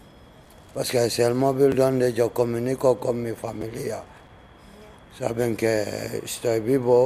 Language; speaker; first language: Spanish; non-native, learner; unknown